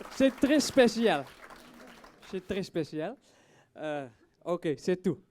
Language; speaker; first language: French; non-native, learner; English